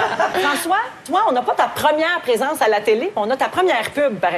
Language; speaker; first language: French; native; French